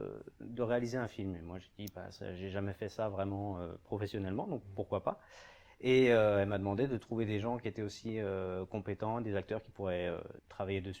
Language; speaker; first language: French; native; French